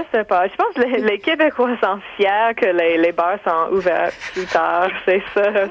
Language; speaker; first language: French; non-native, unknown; English